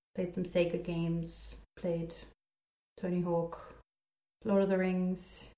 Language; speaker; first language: English; native; English